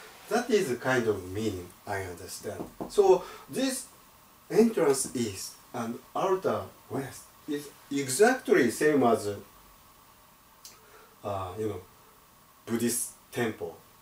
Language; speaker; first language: English; non-native, fluent; Japanese